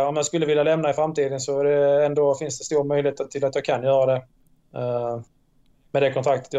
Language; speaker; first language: Swedish; native; Swedish